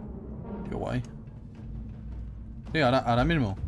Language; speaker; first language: Spanish; native; Spanish